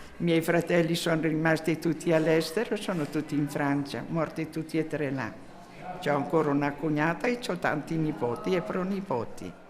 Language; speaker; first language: Italian; early bilingual, heritage; Italian